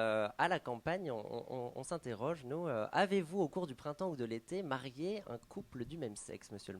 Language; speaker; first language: French; native; French